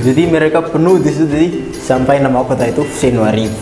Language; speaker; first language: Malay; non-native, fluent; Malagasy